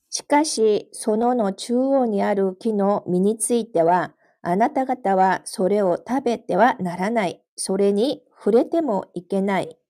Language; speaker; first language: Japanese; non-native, fluent; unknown